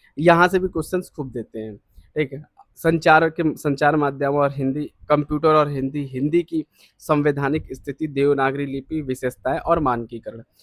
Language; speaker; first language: Hindi; native; Hindi